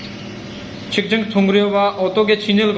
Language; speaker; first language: Korean; non-native, fluent; Punjabi